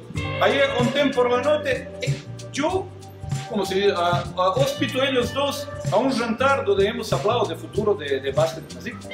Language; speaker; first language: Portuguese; non-native, learner; Croatian